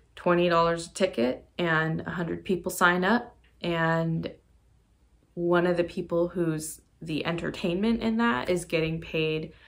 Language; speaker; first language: English; native; English